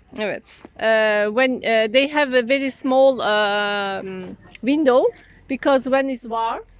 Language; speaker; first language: English; non-native, learner; Turkish